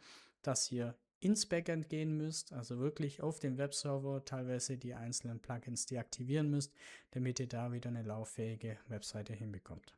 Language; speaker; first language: German; native; German